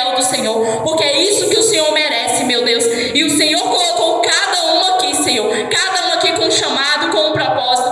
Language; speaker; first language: Portuguese; native; Portuguese